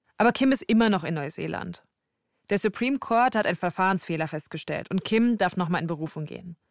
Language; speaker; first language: German; native; German